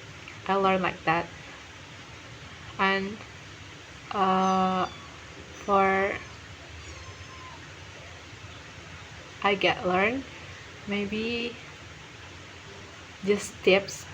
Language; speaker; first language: English; non-native, learner; Indonesian